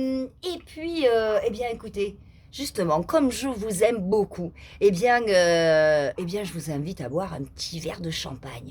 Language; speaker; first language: French; native; French